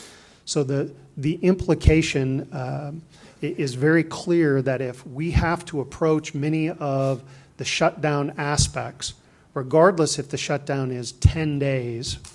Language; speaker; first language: English; native; English